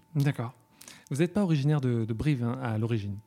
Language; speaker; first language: French; native; French